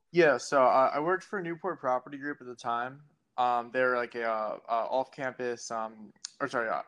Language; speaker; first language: English; native; English